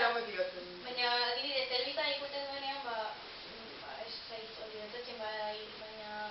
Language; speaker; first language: Basque; non-native, local second language; Spanish